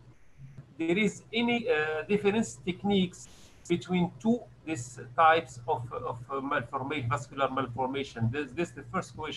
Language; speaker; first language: English; non-native, learner; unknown